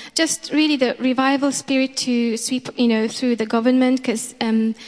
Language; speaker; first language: English; non-native, fluent; Romanian